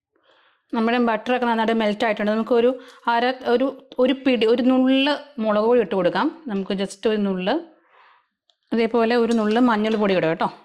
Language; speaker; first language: Malayalam; native; Malayalam